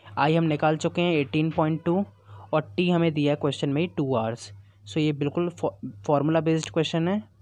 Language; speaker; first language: Hindi; native; Hindi